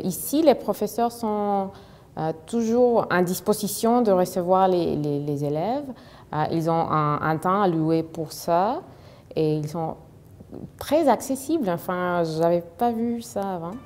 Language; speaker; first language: French; non-native, fluent; Spanish